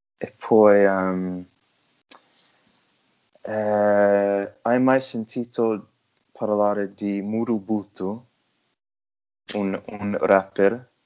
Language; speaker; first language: Italian; non-native, learner; English